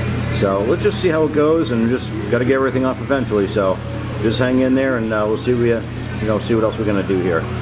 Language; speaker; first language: English; native; English